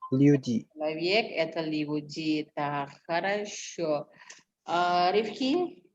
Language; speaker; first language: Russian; non-native, fluent; Indonesian